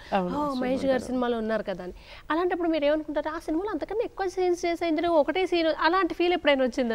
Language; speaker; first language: Telugu; native; Telugu